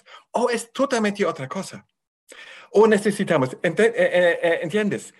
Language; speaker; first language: Spanish; non-native, fluent; German